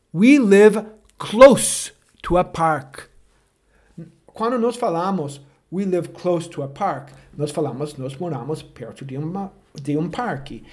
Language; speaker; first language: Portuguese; non-native, fluent; English